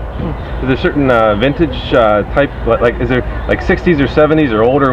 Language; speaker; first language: English; native; English